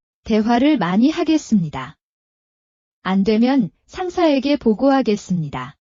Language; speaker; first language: Korean; non-native, learner; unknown